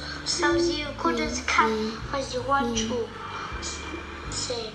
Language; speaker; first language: English; non-native, learner; Vietnamese